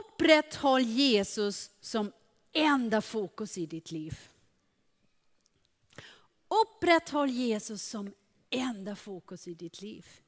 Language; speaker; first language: Swedish; non-native, fluent; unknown